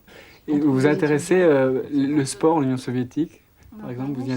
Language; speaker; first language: French; native; French